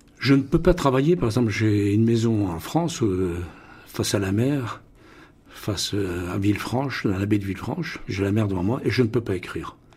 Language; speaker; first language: French; non-native, local second language; Russian